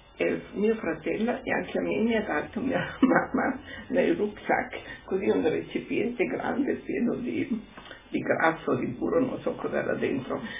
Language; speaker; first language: Italian; non-native, local second language; German